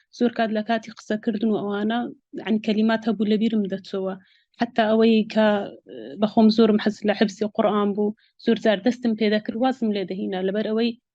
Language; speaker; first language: Central Kurdish; native; Central Kurdish